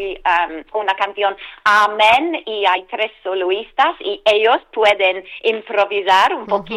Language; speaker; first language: Spanish; non-native, fluent; English